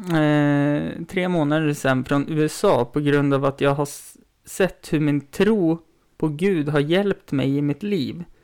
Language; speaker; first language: Swedish; native; Swedish